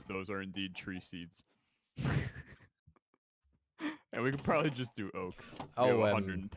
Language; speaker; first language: English; native; English